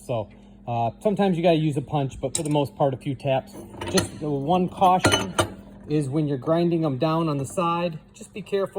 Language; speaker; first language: English; native; English